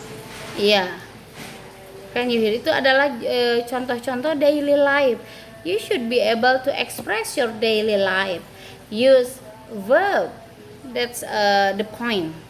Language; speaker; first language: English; non-native, fluent; Indonesian